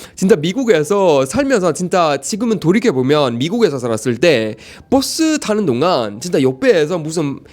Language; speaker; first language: Korean; non-native, fluent; English